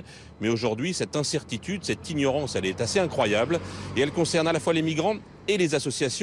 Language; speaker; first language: French; native; French